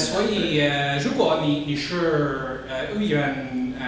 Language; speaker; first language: Chinese; non-native, learner; English